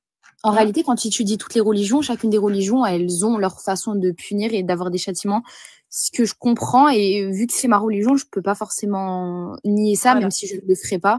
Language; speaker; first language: French; native; French